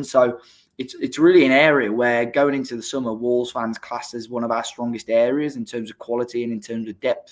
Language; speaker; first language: English; native; English